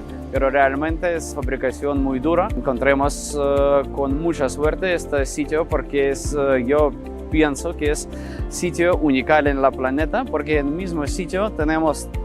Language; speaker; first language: Spanish; non-native, learner; Russian